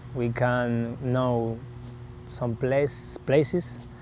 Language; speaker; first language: English; non-native, learner; Spanish